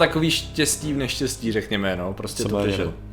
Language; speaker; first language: Czech; native; Czech